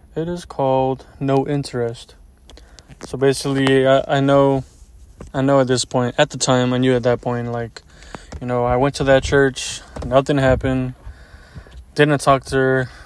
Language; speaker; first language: English; early bilingual, other home language; Spanish